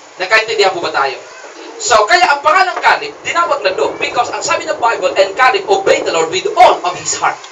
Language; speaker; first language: Filipino; non-native, local second language; Cebuano